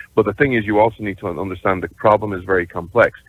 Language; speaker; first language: English; native; English